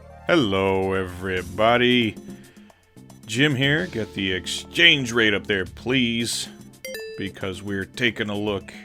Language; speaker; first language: English; native; English